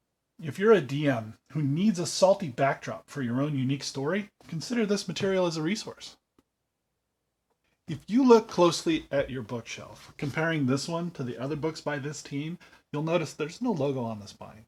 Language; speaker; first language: English; native; English